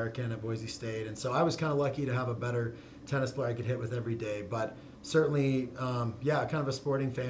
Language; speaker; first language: English; native; English